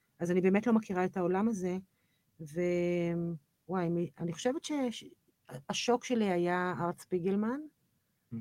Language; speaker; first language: Hebrew; native; Hebrew